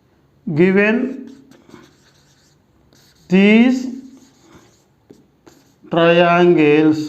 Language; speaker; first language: English; non-native, local second language; Telugu